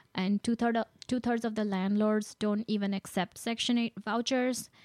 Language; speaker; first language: English; non-native, local second language; Gujarati